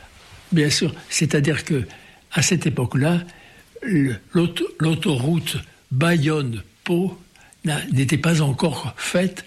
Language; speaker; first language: French; native; French